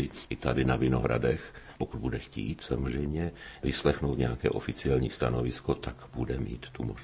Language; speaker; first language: Czech; native; Czech